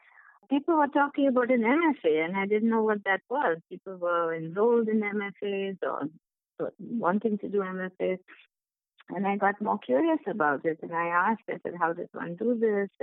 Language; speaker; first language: English; non-native, local second language; Bangla